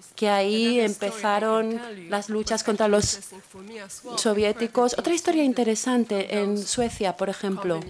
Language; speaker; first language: Spanish; non-native, fluent; Polish